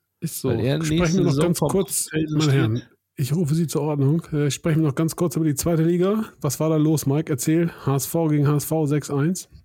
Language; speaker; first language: German; native; German